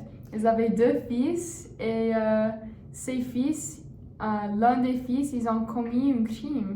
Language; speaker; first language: French; non-native, learner; English